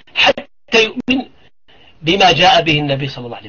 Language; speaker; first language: Arabic; non-native, fluent; French